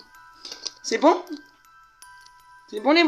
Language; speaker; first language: French; native; French